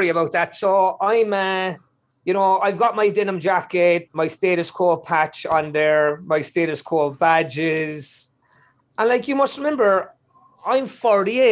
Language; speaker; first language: English; native; English